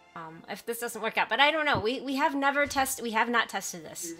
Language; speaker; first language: English; native; English